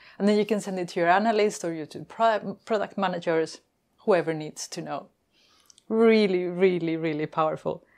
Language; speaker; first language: English; non-native, fluent; Spanish